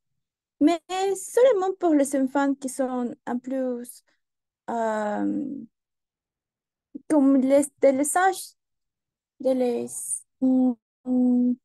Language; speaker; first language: French; non-native, learner; Spanish